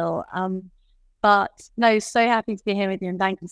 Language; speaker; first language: English; native; English